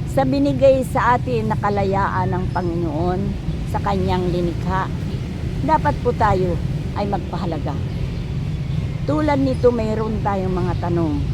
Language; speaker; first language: Filipino; non-native, local second language; Bikol